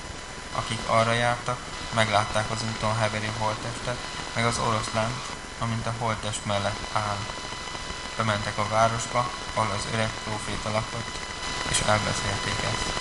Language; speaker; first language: Hungarian; native; Hungarian